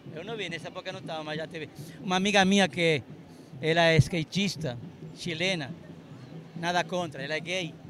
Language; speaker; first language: Portuguese; non-native, fluent; Arabic